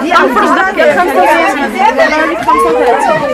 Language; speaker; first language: Arabic; native; Arabic